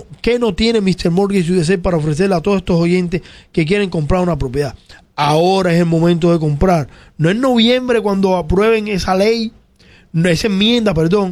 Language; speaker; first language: Spanish; native; Spanish